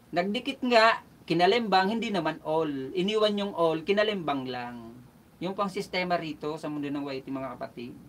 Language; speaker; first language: Filipino; non-native, local second language; Bikol